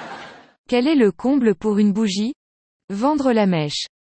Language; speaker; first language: French; native; French